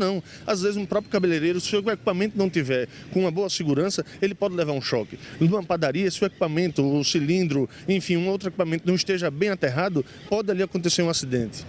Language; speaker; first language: Portuguese; native; Portuguese